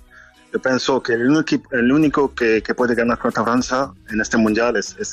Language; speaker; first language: Spanish; non-native, fluent; French